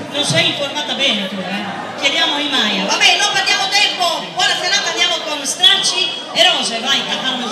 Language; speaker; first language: Italian; native; Italian